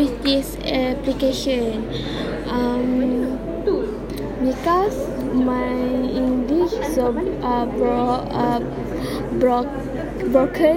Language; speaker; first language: English; non-native, local second language; Malay